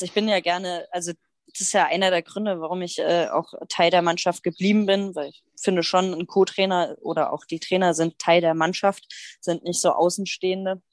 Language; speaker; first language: German; native; German